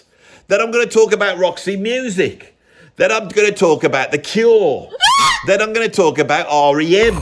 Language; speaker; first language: English; native; English